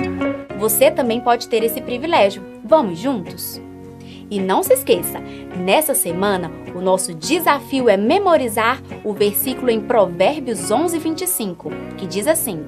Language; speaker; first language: Portuguese; native; Portuguese